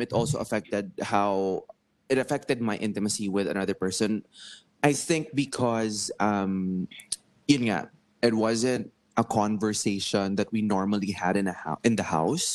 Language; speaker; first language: English; non-native, local second language; Filipino